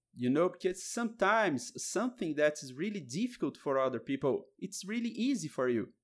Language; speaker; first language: English; non-native, fluent; Portuguese